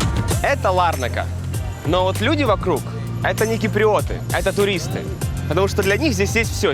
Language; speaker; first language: Russian; native; Russian